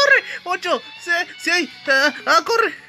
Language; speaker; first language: Spanish; native; Spanish